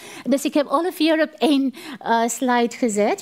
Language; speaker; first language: Dutch; non-native, fluent; Tamil